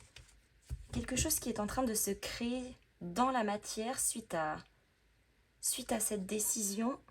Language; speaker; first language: French; native; French